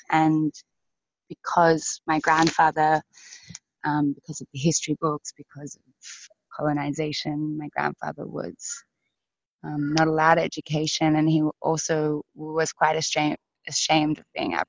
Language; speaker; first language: English; native; English